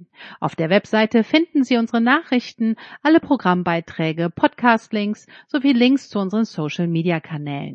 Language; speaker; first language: German; native; German